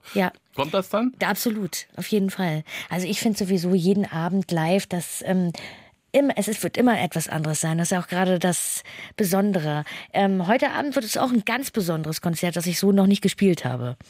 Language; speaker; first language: German; native; German